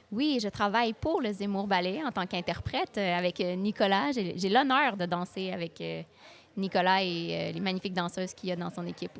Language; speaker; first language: French; native; French